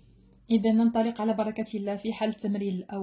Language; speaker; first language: Arabic; native; Arabic